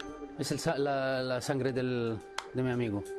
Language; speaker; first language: Spanish; non-native, fluent; Arabic